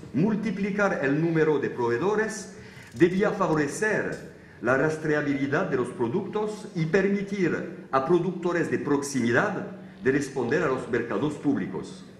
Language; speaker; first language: Spanish; non-native, fluent; French